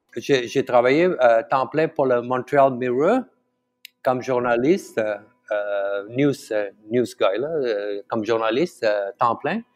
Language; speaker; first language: French; non-native, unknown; Tamil